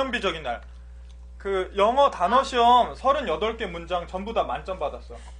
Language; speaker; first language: Korean; native; Korean